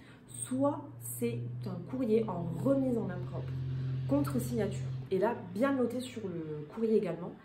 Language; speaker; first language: French; native; French